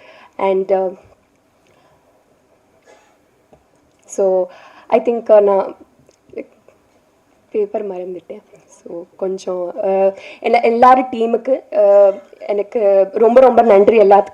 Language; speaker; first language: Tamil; non-native, learner; Telugu